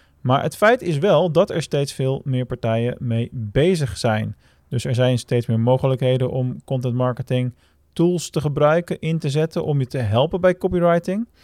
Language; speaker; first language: Dutch; native; Dutch